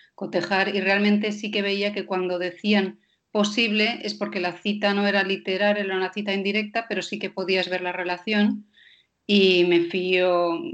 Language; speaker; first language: Spanish; non-native, fluent; Danish